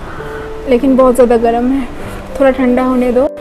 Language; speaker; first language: Hindi; non-native, local second language; Bangla